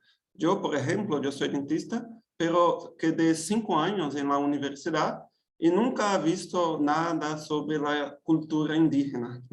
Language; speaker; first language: Spanish; non-native, fluent; Portuguese